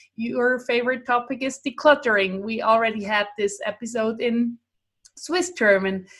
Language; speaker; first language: English; non-native, fluent; Swiss German